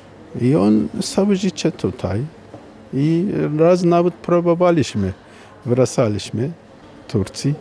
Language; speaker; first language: Polish; non-native, learner; Turkish